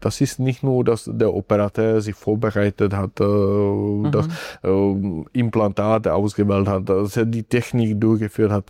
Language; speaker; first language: German; non-native, fluent; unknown